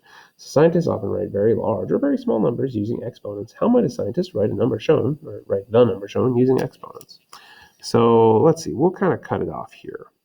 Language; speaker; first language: English; native; English